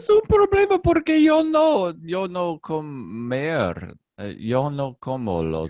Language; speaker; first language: Spanish; non-native, learner; English